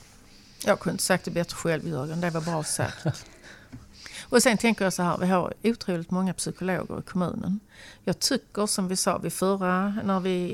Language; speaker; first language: Swedish; native; Swedish